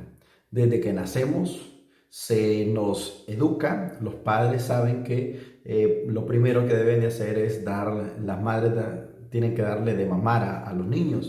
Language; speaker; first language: Spanish; native; Spanish